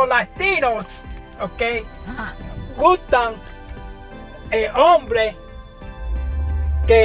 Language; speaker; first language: Spanish; early bilingual, heritage; Spanish